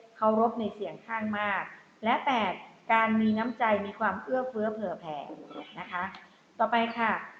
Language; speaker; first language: Thai; native; Thai